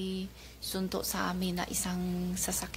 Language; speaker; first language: Filipino; non-native, learner; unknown